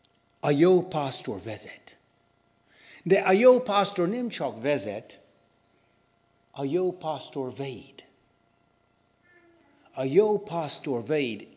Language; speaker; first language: Hungarian; non-native, learner; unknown